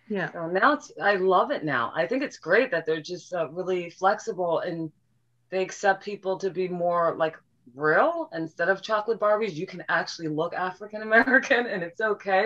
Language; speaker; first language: English; native; English